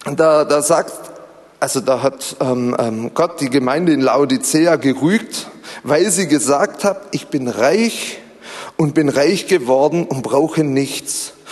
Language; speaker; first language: German; native; German